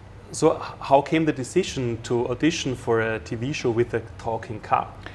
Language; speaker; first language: English; non-native, fluent; German